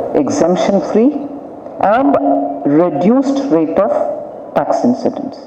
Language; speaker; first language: English; non-native, local second language; Tamil